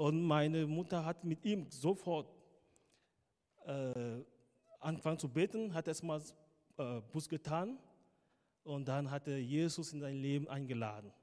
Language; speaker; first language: German; non-native, fluent; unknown